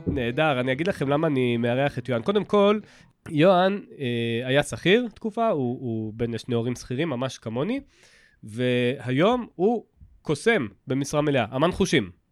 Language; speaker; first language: Hebrew; native; Hebrew